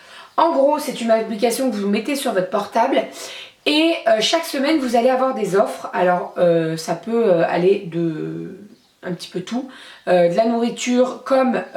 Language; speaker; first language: French; native; French